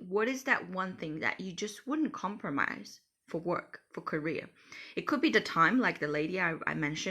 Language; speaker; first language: English; non-native, fluent; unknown